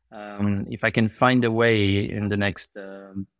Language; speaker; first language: English; non-native, fluent; Bulgarian